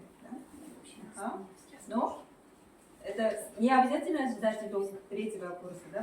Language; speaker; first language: Russian; non-native, fluent; Korean